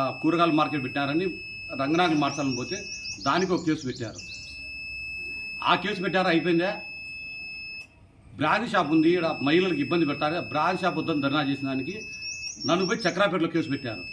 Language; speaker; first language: Telugu; native; Telugu